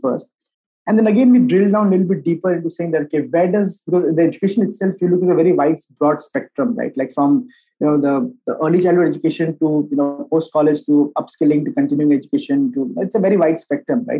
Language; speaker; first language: English; non-native, local second language; Hindi